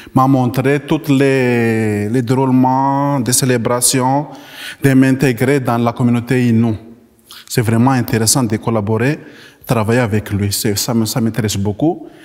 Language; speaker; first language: French; non-native, local second language; Malagasy